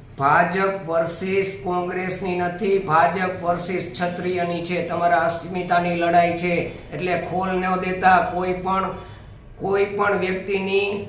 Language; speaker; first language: Gujarati; native; Gujarati